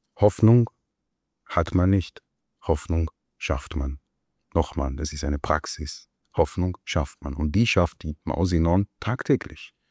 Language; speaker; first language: German; non-native, fluent; Hebrew